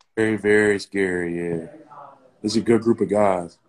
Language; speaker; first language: English; native; English